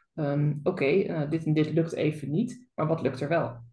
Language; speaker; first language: Dutch; native; Dutch